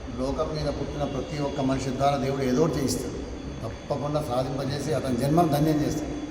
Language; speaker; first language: Telugu; native; Telugu